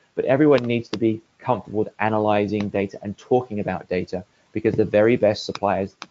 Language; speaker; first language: English; native; English